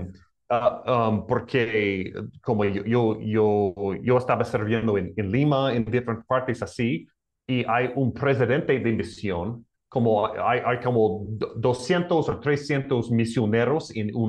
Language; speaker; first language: Spanish; non-native, learner; English